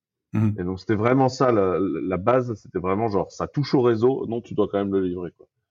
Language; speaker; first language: French; native; French